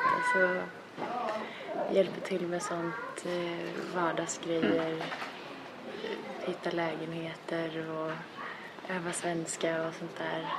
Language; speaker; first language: Swedish; native; Swedish